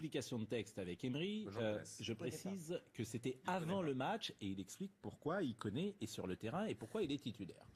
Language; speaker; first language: French; native; French